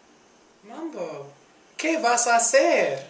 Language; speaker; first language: Spanish; non-native, fluent; English